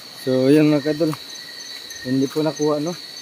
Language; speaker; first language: Filipino; native; Filipino